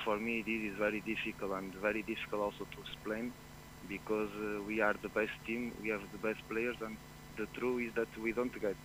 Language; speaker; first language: English; non-native, fluent; Portuguese